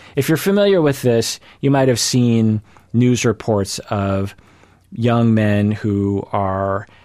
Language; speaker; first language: English; early bilingual, other home language; Japanese